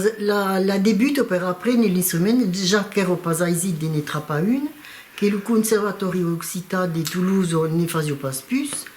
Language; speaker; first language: Occitan; non-native, local second language; French